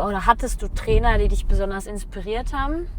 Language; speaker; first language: German; native; German